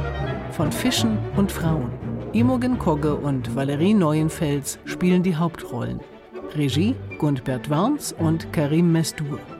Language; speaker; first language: German; native; German